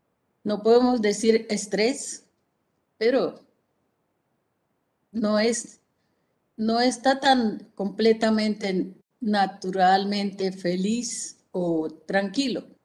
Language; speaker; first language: Spanish; non-native, fluent; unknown